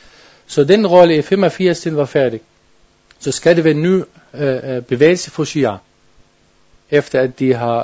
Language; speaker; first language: Danish; non-native, learner; Arabic